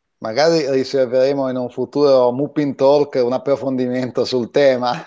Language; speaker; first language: Italian; native; Italian